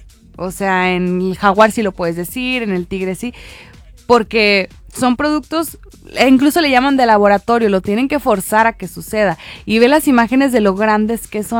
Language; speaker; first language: Spanish; native; Spanish